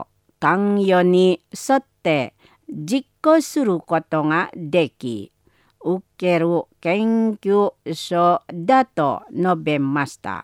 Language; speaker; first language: Japanese; non-native, learner; Indonesian